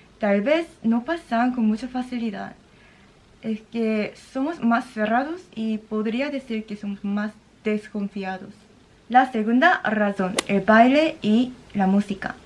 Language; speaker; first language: Spanish; non-native, fluent; Korean